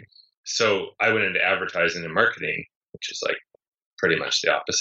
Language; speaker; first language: English; native; English